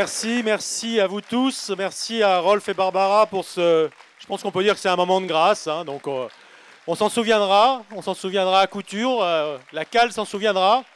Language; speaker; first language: French; native; French